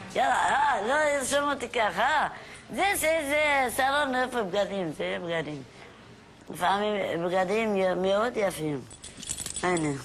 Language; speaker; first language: Hebrew; non-native, learner; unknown